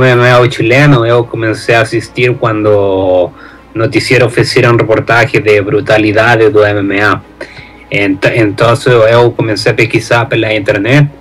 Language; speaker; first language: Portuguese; non-native, learner; Spanish